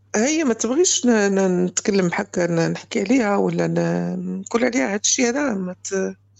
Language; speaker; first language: Arabic; native; Arabic